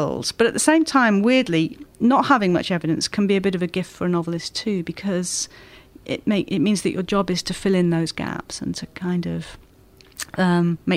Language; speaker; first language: English; native; English